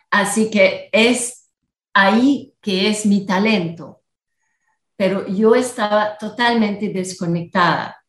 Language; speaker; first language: Spanish; non-native, fluent; French